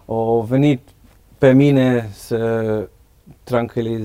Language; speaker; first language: Romanian; non-native, learner; Dutch